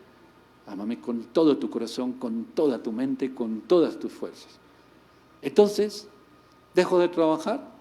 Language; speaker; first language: Spanish; native; Spanish